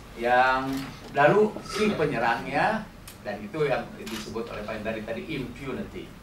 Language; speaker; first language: Indonesian; non-native, local second language; Sundanese